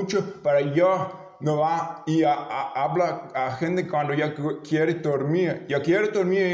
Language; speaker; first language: Spanish; non-native, learner; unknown